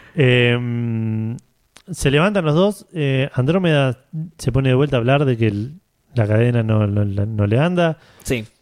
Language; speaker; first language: Spanish; native; Spanish